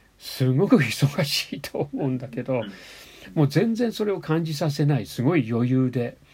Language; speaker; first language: Japanese; non-native, fluent; English